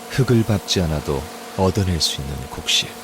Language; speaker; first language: Korean; native; Korean